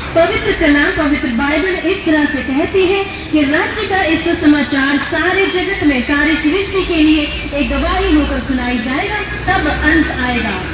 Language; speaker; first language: Hindi; non-native, local second language; Malayalam